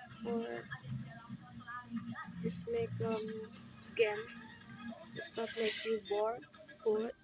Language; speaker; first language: English; non-native, learner; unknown